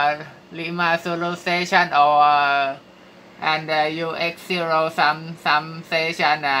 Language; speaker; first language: English; non-native, learner; Thai